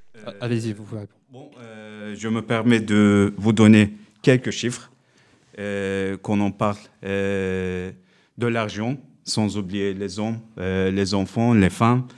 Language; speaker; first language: French; non-native, fluent; Turkish